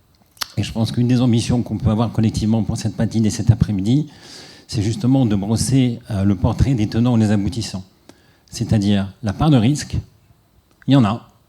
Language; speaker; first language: French; native; French